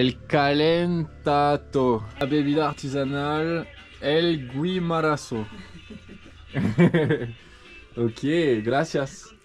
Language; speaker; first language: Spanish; non-native, learner; French